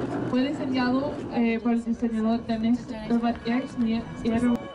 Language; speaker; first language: Spanish; non-native, fluent; Danish